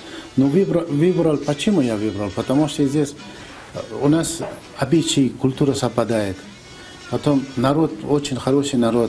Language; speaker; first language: Russian; non-native, fluent; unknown